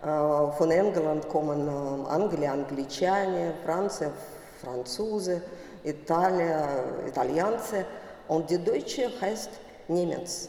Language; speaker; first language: German; non-native, fluent; Russian